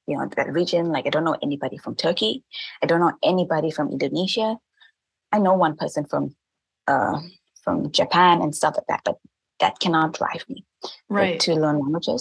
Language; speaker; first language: English; non-native, fluent; Thai